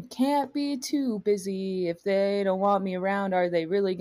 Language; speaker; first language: English; native; English